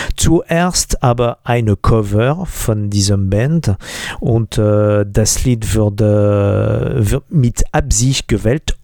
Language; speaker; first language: German; non-native, fluent; French